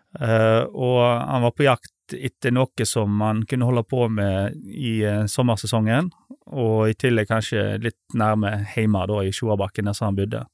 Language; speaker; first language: Norwegian; native; Norwegian